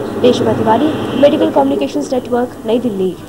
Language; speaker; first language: Hindi; native; Hindi